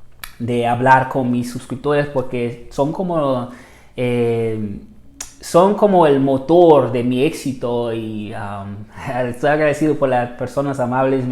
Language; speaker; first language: Spanish; non-native, fluent; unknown